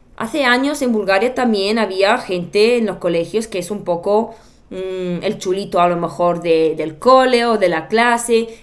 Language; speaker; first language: Spanish; non-native, fluent; Bulgarian